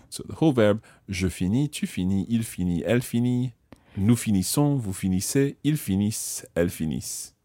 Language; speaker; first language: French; non-native, fluent; English